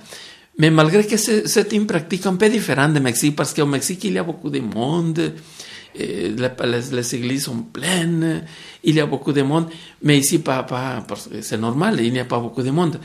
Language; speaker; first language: French; non-native, fluent; Spanish